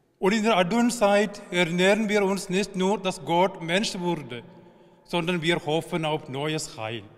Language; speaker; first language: German; non-native, fluent; Malayalam